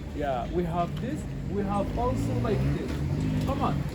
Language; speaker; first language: English; non-native, learner; Arabic